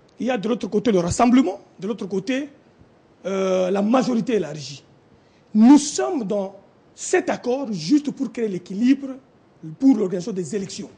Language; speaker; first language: French; non-native, local second language; Lingala